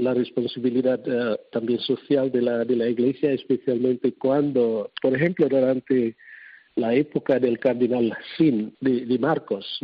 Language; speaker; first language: Spanish; non-native, fluent; Cebuano